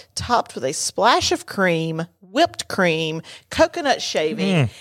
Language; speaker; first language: English; native; English